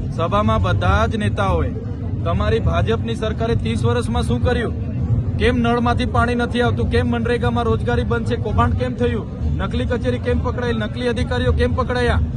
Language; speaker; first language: Gujarati; non-native, local second language; Vasavi